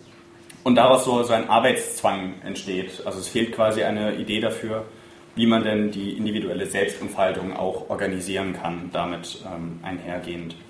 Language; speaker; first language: German; native; German